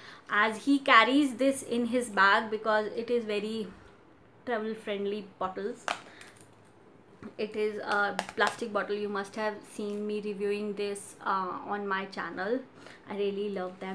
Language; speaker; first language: English; non-native, local second language; Hindi